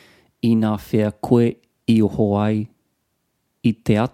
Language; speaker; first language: Māori; non-native, learner; English